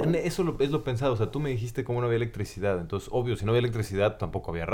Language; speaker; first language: Spanish; native; Spanish